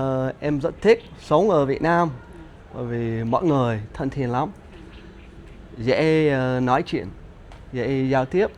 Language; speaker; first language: Vietnamese; non-native, learner; English